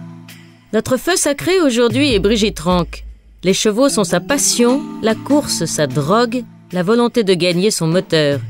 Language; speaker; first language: French; native; French